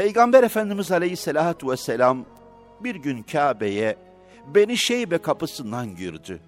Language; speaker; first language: Turkish; native; Turkish